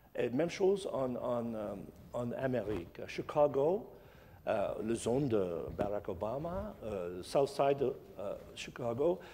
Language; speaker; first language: French; non-native, learner; English